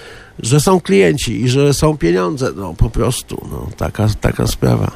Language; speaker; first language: Polish; native; Polish